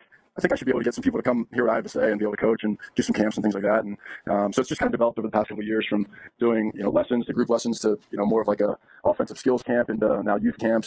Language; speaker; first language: English; native; English